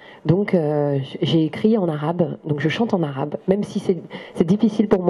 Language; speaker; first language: French; native; French